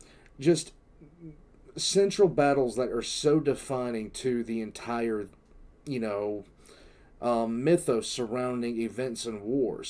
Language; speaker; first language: English; native; English